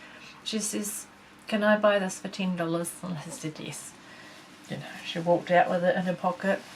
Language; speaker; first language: English; native; English